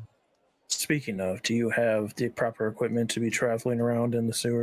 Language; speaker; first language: English; native; English